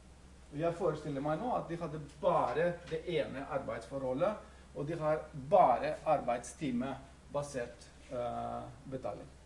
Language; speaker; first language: Norwegian; non-native, fluent; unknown